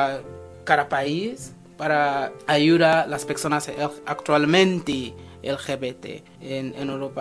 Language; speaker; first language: Spanish; non-native, fluent; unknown